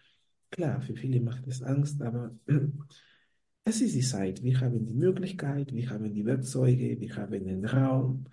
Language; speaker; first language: German; non-native, fluent; Spanish